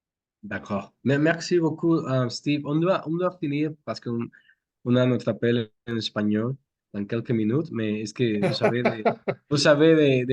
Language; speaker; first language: French; non-native, fluent; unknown